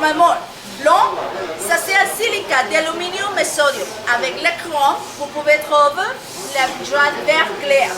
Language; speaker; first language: French; non-native, learner; Spanish